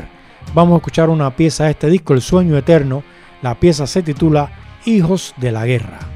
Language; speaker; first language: Spanish; native; Spanish